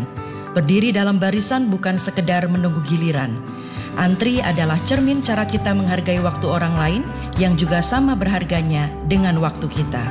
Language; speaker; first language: Indonesian; native; Indonesian